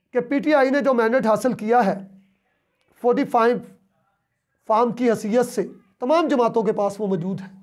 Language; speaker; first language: Urdu; non-native, local second language; Punjabi